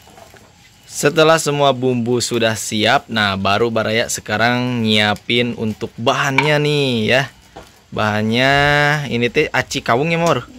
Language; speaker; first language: Indonesian; non-native, local second language; Sundanese